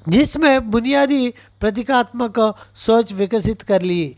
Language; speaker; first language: Hindi; non-native, local second language; Telugu